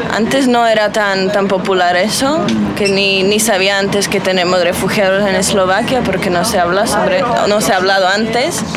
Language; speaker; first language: Spanish; non-native, fluent; Slovak